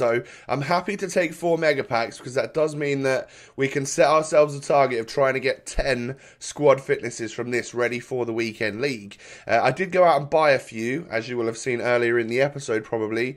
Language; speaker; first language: English; native; English